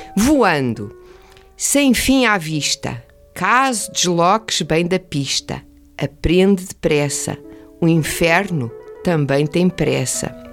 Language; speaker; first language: Portuguese; native; Portuguese